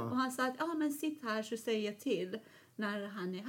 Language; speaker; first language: Swedish; non-native, fluent; Persian